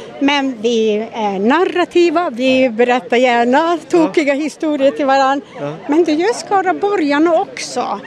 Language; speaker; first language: Swedish; native; Swedish